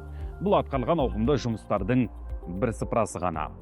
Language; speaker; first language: Kazakh; native; Kazakh